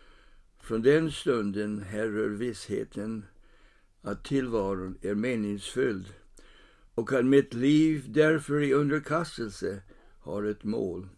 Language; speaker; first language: Swedish; non-native, fluent; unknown